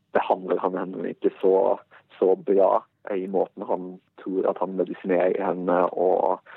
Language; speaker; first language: Norwegian; early bilingual, other home language; Bosnian